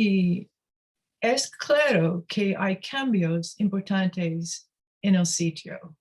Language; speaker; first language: Spanish; non-native, learner; English